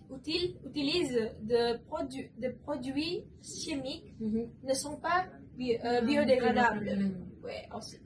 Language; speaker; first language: French; non-native, learner; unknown